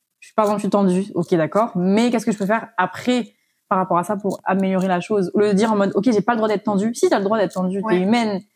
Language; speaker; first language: French; non-native, local second language; Malagasy